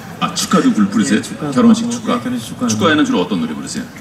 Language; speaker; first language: Korean; native; Korean